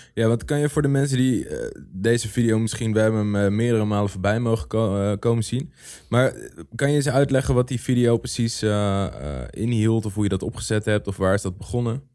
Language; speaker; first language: Dutch; native; Dutch